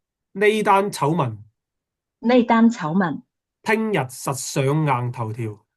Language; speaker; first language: Chinese; native; Chinese